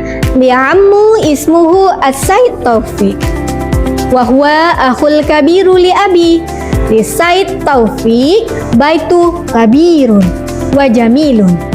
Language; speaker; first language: Arabic; non-native, fluent; Indonesian